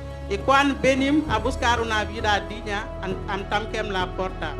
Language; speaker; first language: Spanish; non-native, fluent; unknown